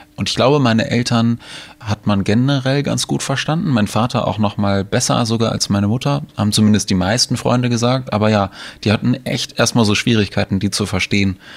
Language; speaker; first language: German; native; German